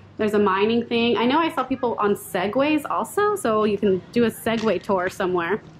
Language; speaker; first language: English; native; English